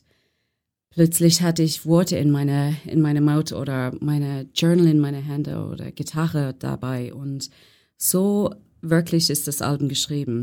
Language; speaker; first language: German; non-native, learner; English